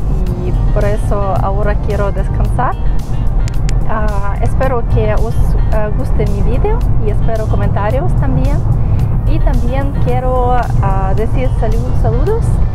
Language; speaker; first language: Spanish; non-native, fluent; Russian